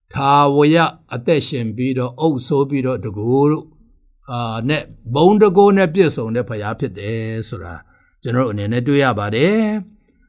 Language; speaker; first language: Burmese; non-native, local second language; Tedim Chin